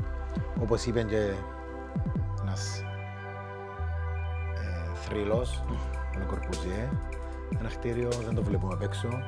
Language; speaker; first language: Greek; native; Greek